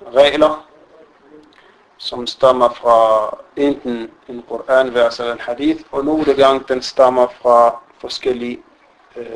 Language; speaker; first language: Danish; non-native, fluent; Arabic